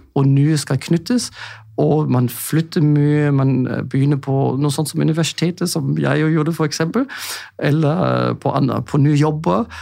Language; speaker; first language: Norwegian; non-native, fluent; German